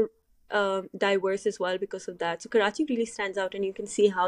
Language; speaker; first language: English; non-native, local second language; Urdu